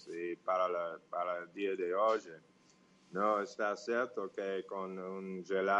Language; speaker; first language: Portuguese; non-native, fluent; English